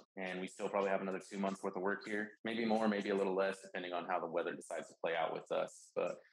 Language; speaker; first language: English; native; English